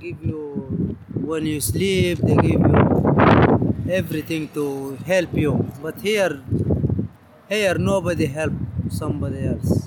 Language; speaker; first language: English; non-native, learner; Arabic